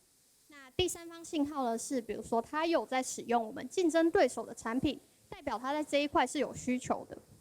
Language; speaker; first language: Chinese; native; Chinese